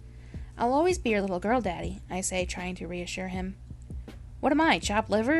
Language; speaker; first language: English; native; English